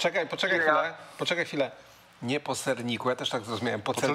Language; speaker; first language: Polish; native; Polish